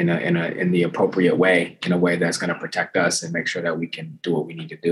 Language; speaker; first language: English; native; English